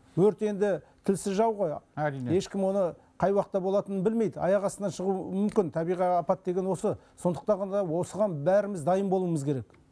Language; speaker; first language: Kazakh; native; Kazakh